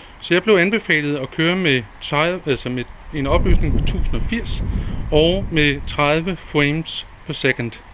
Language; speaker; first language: Danish; native; Danish